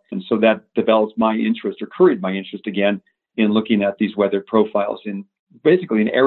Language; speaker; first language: English; native; English